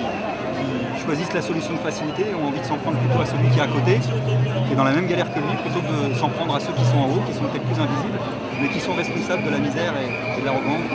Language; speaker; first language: French; native; French